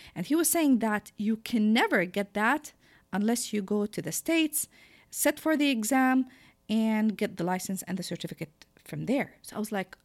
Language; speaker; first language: English; non-native, fluent; Arabic